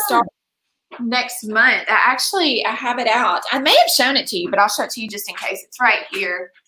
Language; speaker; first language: English; native; English